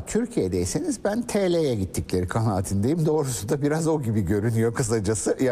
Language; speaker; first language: Turkish; native; Turkish